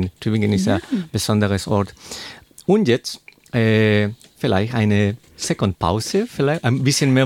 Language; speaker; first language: German; non-native, learner; Spanish